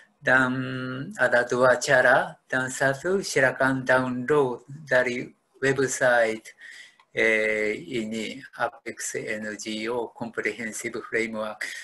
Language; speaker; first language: Indonesian; non-native, fluent; Japanese